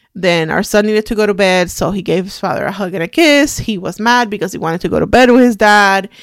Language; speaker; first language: English; non-native, fluent; Spanish